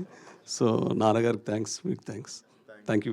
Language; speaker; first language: Telugu; native; Telugu